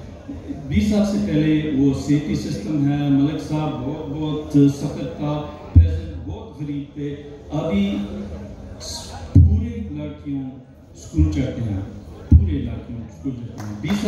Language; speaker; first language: Hindi; non-native, learner; English